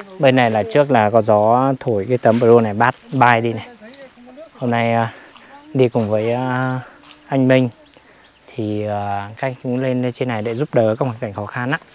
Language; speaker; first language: Vietnamese; native; Vietnamese